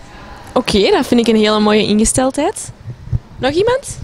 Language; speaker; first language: Dutch; native; Dutch